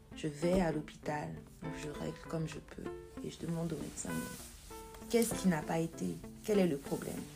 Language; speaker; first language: French; native; French